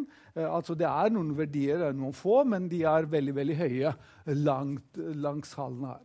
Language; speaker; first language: Norwegian; non-native, fluent; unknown